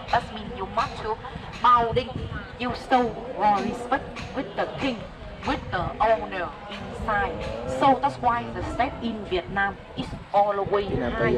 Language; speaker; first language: English; non-native, learner; Vietnamese